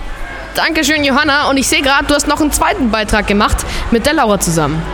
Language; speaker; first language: German; native; German